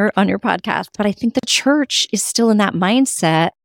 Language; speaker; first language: English; native; English